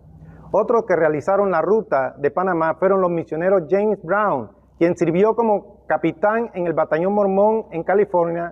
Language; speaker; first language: Spanish; native; Spanish